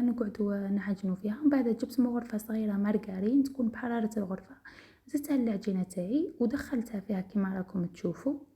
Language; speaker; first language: Arabic; native; Arabic